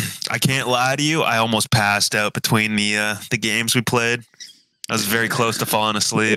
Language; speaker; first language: English; early bilingual, other home language; French